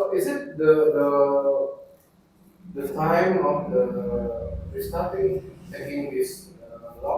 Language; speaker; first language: English; non-native, fluent; Indonesian